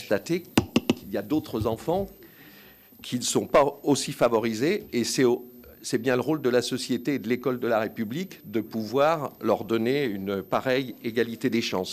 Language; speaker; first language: French; native; French